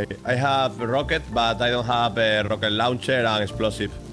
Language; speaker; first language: English; non-native, learner; Spanish